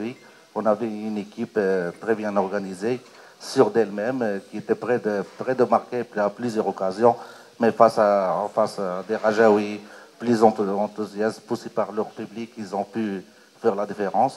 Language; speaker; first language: French; non-native, local second language; Arabic